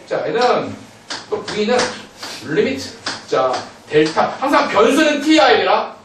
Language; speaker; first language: Korean; native; Korean